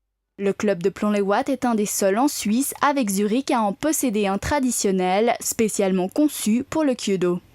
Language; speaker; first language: French; native; French